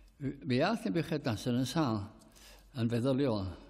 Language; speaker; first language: Welsh; native; Welsh